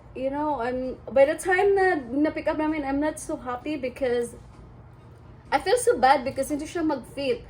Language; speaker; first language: English; non-native, local second language; Filipino